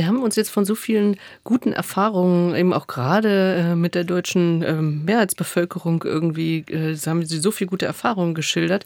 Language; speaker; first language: German; native; German